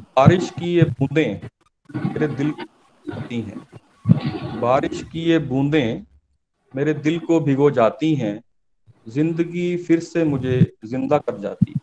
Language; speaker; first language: Hindi; native; Hindi